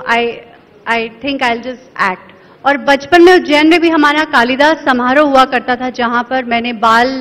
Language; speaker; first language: Hindi; native; Hindi